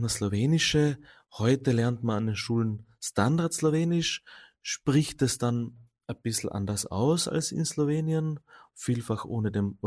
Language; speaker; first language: German; non-native, local second language; Slovenian